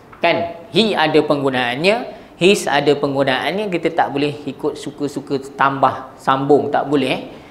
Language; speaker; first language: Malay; native; Malay